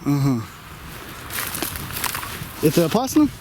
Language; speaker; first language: Russian; non-native, learner; English